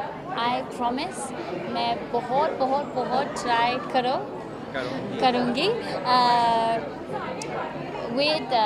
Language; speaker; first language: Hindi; non-native, learner; English